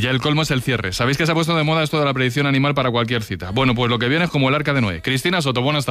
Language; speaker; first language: Spanish; native; Spanish